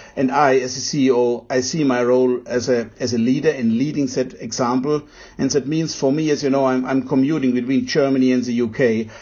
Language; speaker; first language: English; non-native, fluent; German